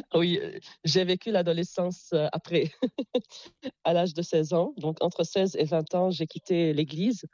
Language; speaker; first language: French; non-native, local second language; Arabic